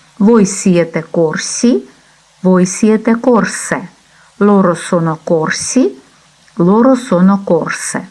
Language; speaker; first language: Italian; non-native, fluent; Ukrainian